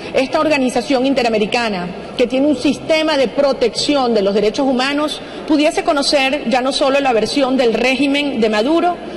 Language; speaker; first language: Spanish; native; Spanish